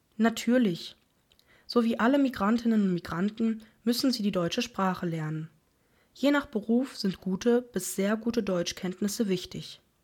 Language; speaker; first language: German; native; German